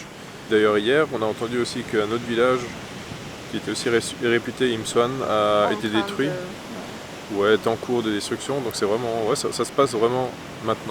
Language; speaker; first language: French; native; French